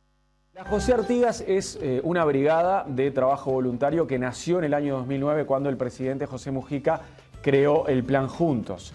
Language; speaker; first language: Spanish; native; Spanish